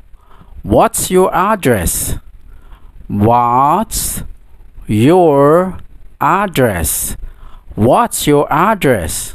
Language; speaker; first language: English; non-native, fluent; Indonesian